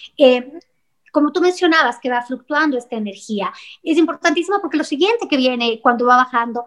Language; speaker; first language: Spanish; native; Spanish